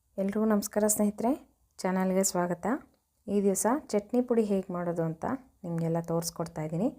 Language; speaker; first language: Kannada; native; Kannada